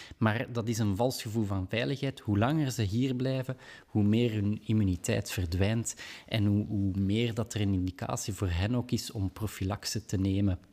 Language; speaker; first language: Dutch; native; Dutch